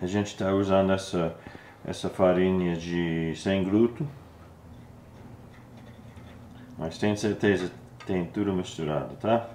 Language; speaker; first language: Portuguese; non-native, learner; English